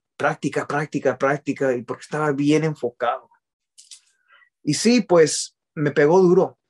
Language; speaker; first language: Spanish; early bilingual, heritage; Spanish